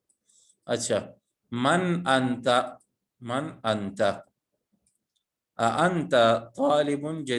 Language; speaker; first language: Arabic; non-native, fluent; Urdu